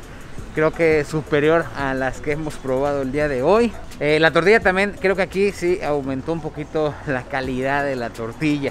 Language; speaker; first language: Spanish; native; Spanish